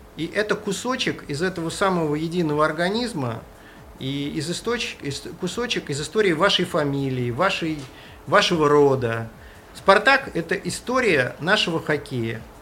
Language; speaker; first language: Russian; native; Russian